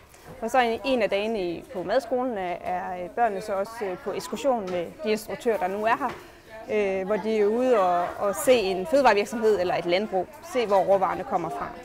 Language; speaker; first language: Danish; native; Danish